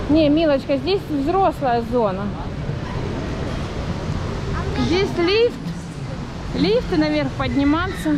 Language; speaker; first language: Russian; native; Russian